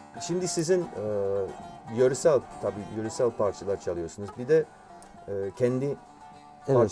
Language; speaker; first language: Turkish; non-native, fluent; English